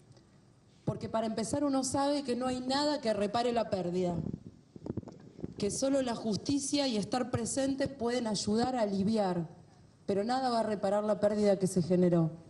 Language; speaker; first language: Spanish; native; Spanish